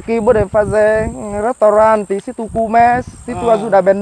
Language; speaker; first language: Portuguese; non-native, learner; Vietnamese